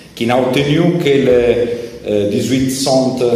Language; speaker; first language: French; non-native, learner; Italian